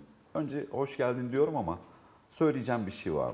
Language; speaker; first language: Turkish; native; Turkish